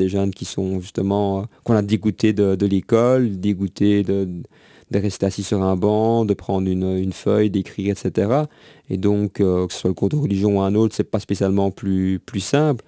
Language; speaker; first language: French; native; French